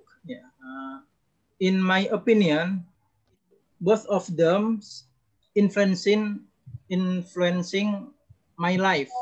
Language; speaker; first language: English; non-native, learner; Indonesian